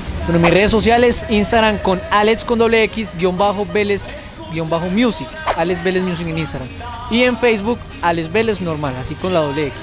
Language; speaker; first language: Spanish; native; Spanish